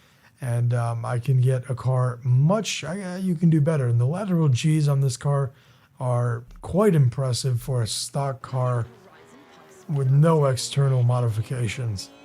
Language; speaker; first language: English; native; English